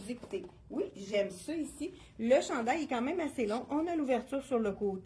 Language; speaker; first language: French; native; French